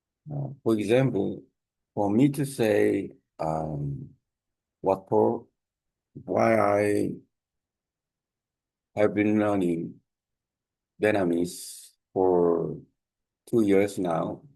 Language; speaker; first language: English; non-native, learner; Korean